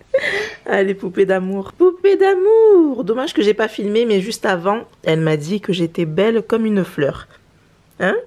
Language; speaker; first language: French; native; French